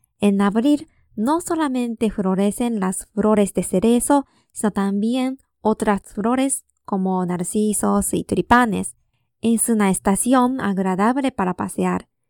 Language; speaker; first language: Spanish; non-native, fluent; Japanese